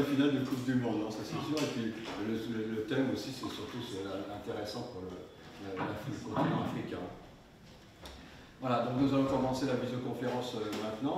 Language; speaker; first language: French; native; French